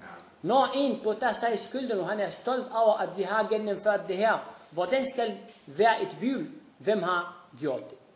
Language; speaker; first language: Danish; non-native, fluent; Arabic